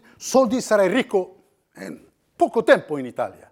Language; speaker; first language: Italian; non-native, fluent; Riffian